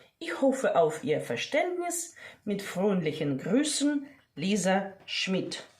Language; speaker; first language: German; non-native, fluent; Ukrainian